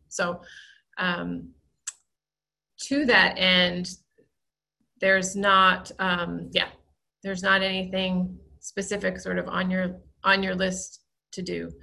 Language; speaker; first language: English; native; English